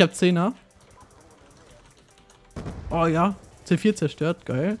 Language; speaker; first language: German; native; German